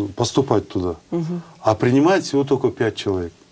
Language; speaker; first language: Russian; non-native, local second language; Kazakh